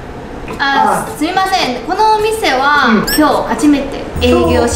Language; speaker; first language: Japanese; non-native, learner; Chinese